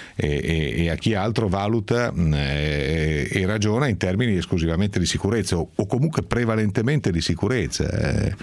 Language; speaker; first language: Italian; native; Italian